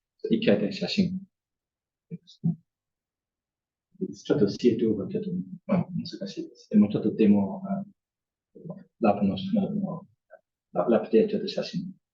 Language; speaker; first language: Japanese; non-native, learner; German